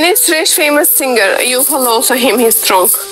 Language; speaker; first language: English; non-native, learner; Arabic